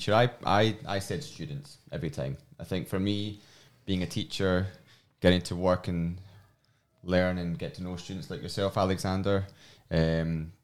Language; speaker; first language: English; native; English